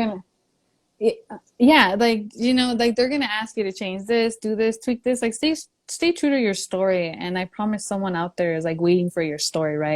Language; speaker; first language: English; early bilingual, other home language; Spanish